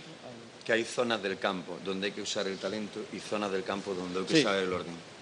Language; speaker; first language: Spanish; native; Spanish